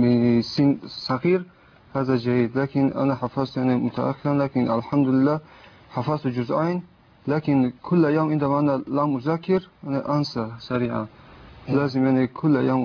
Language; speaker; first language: Arabic; non-native, learner; Tajik